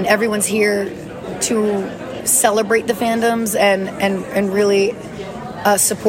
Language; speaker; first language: English; native; English